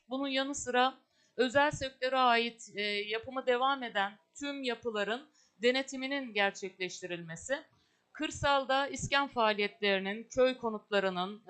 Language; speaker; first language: Turkish; native; Turkish